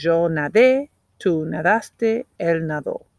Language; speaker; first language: Spanish; non-native, fluent; English